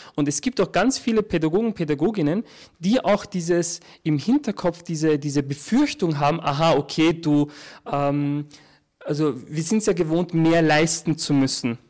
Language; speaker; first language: German; early bilingual, other home language; Turkish